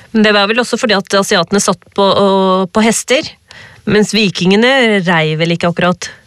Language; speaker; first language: Norwegian; early bilingual, other home language; Urdu